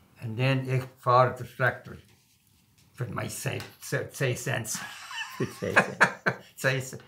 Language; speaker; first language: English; non-native, local second language; Swiss German